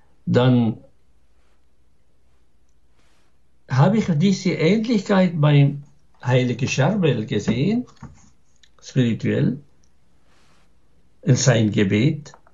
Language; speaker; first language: German; non-native, fluent; Arabic